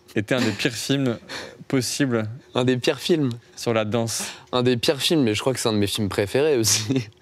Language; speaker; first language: French; native; French